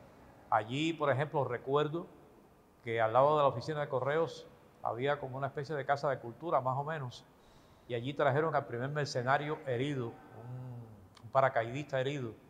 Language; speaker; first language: Spanish; native; Spanish